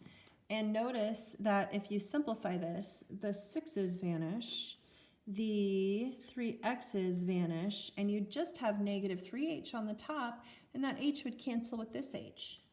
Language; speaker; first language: English; native; English